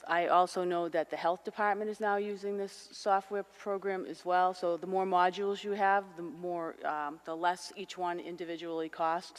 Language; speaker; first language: English; native; English